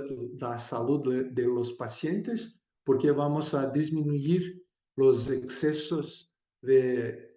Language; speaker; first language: Spanish; non-native, fluent; Portuguese